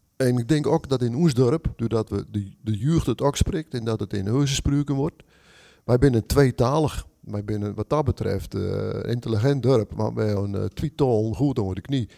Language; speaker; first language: Dutch; native; Dutch